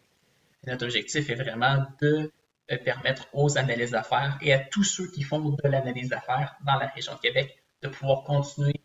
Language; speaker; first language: French; native; French